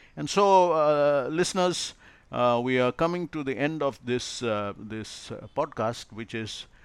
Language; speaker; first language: English; non-native, local second language; Malayalam